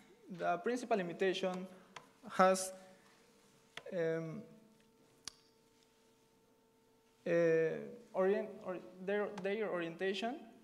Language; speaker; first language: English; non-native, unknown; Spanish